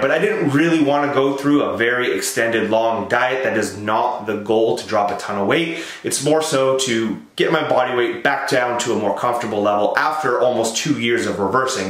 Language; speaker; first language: English; native; English